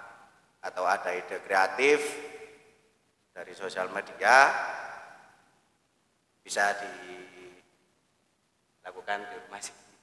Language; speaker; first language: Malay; non-native, local second language; Javanese